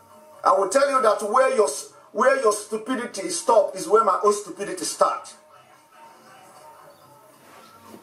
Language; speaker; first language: English; non-native, local second language; Igbo